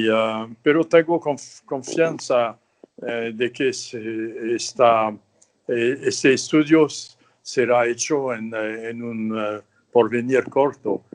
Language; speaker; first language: Spanish; non-native, fluent; French